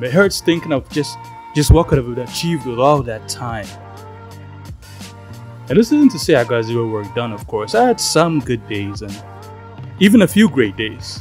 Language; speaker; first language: English; native; English